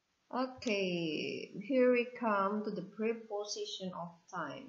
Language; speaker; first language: English; non-native, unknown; Indonesian